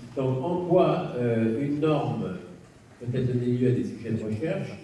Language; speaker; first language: French; native; French